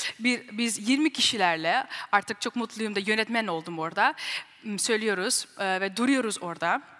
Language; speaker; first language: Turkish; early bilingual, heritage; Turkish